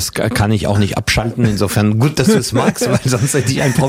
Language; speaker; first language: German; non-native, fluent; French